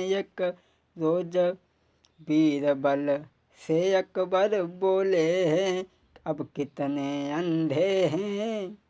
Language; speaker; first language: Hindi; native; Hindi